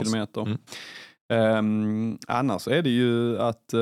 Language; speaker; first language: Swedish; native; Swedish